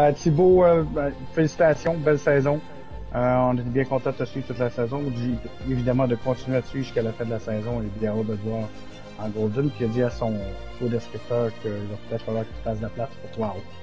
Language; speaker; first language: French; native; French